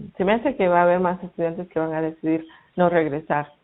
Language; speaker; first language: Spanish; native; Spanish